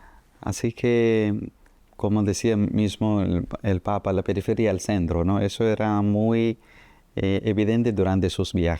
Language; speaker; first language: Spanish; non-native, fluent; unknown